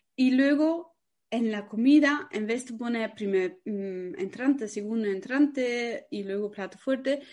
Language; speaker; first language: Spanish; non-native, fluent; German